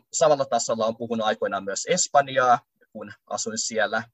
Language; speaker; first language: Finnish; early bilingual, other home language; Russian